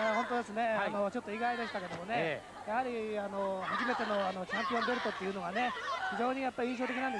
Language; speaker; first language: Japanese; native; Japanese